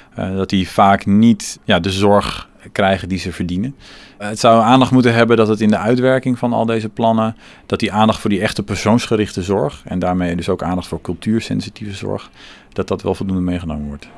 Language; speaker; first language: Dutch; native; Dutch